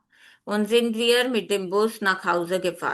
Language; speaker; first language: German; non-native, fluent; Hindi